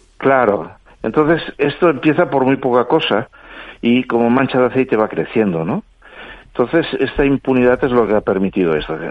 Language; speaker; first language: Spanish; non-native, local second language; Catalan